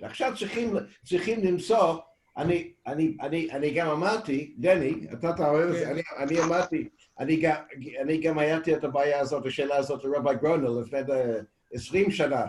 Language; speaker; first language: Hebrew; non-native, fluent; English